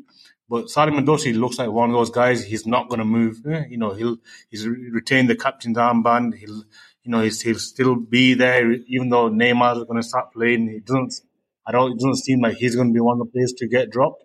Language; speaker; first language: English; native; English